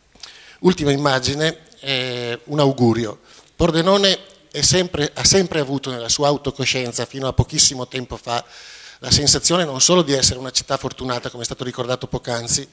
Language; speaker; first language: Italian; native; Italian